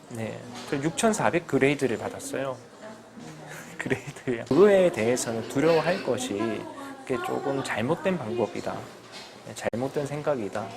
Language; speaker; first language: Korean; native; Korean